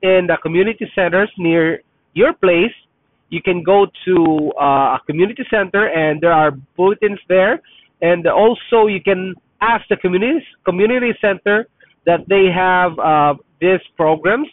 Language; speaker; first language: English; non-native, local second language; Filipino